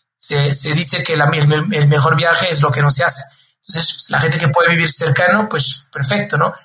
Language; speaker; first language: Spanish; non-native, fluent; Portuguese